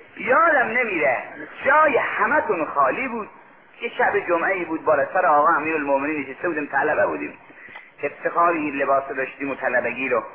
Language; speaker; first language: Persian; native; Persian